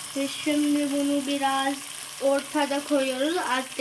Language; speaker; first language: Turkish; non-native, learner; Urdu